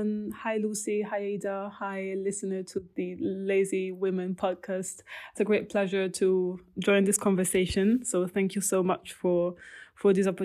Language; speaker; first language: English; non-native, fluent; Italian